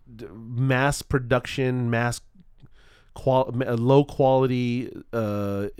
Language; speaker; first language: English; native; English